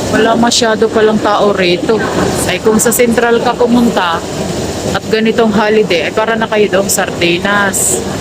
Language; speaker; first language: Filipino; native; Filipino